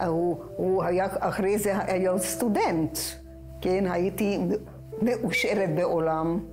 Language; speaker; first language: Hebrew; non-native, fluent; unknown